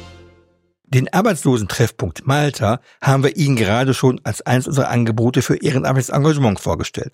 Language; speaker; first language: German; native; German